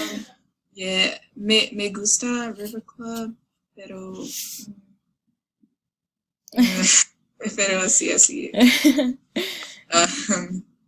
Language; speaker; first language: Spanish; non-native, learner; English